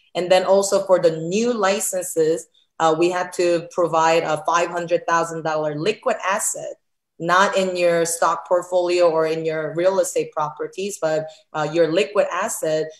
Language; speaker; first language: English; early bilingual, other home language; Korean